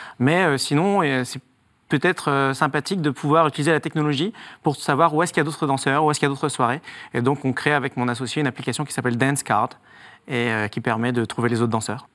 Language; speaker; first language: French; native; French